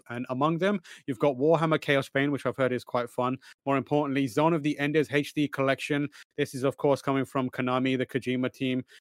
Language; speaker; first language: English; native; English